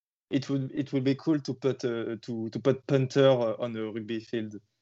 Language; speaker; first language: English; non-native, learner; French